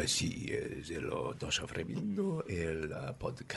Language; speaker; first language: Italian; non-native, learner; English